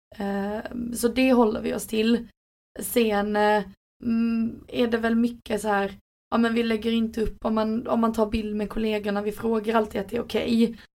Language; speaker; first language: Swedish; native; Swedish